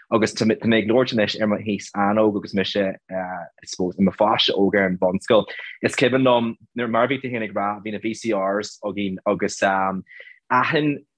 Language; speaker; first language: Irish; native; Irish